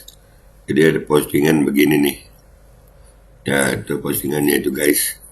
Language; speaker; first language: Indonesian; native; Indonesian